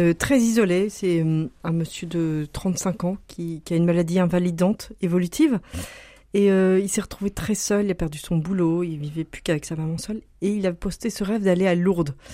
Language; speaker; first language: French; native; French